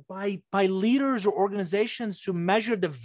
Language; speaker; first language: English; early bilingual, other home language; Persian